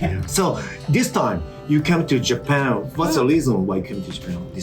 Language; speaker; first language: English; non-native, learner; Japanese